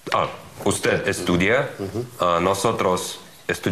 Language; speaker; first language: Spanish; non-native, learner; Russian